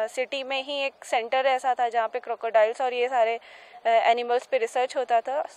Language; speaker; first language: Hindi; native; Hindi